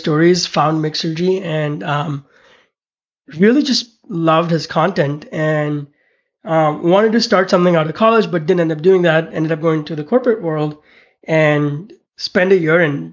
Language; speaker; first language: English; non-native, local second language; Hindi